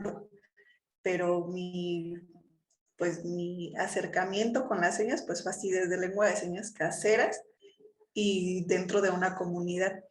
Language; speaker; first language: Spanish; native; Spanish